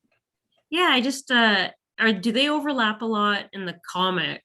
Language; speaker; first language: English; native; English